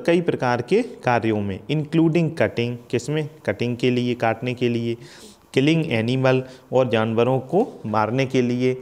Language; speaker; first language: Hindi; native; Hindi